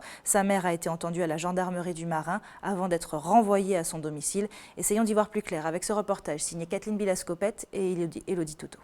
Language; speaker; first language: French; native; French